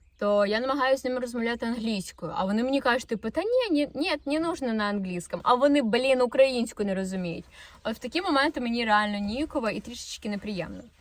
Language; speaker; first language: Ukrainian; non-native, local second language; Russian